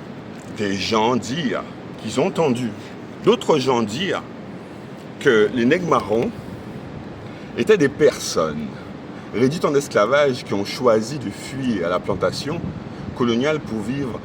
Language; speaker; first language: French; native; French